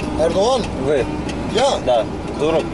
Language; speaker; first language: Russian; non-native, learner; Turkish